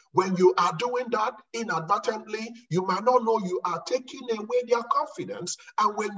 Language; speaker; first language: English; non-native, local second language; Igbo